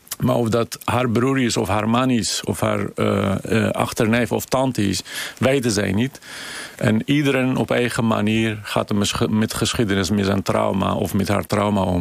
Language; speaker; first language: Dutch; non-native, fluent; Kurdish